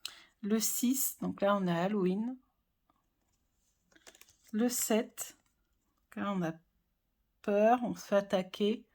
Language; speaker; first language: French; native; French